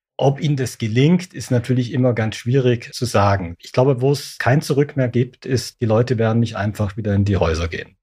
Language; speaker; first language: German; early bilingual, other home language; Persian